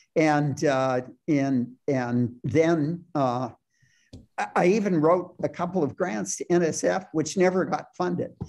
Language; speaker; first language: English; native; English